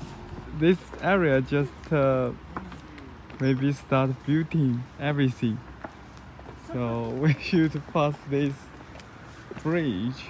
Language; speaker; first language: English; non-native, learner; Chinese